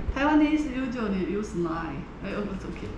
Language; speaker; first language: English; non-native, learner; Chinese